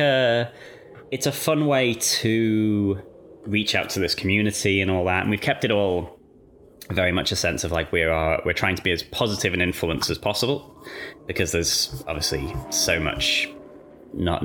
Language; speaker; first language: English; native; English